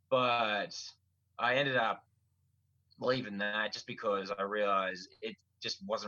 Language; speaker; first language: English; native; English